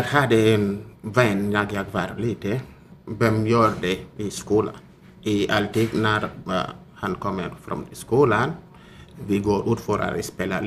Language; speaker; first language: Swedish; non-native, learner; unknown